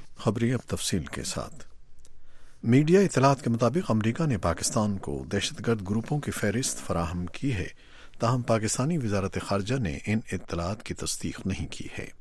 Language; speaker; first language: Urdu; native; Urdu